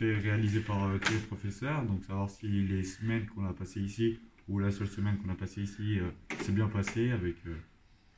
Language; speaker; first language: French; native; French